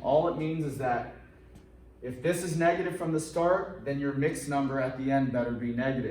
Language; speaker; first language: English; native; English